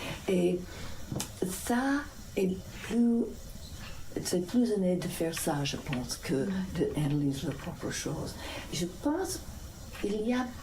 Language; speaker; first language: French; non-native, fluent; English